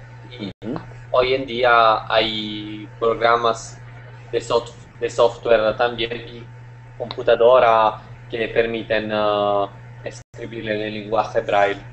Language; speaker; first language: Spanish; non-native, fluent; Italian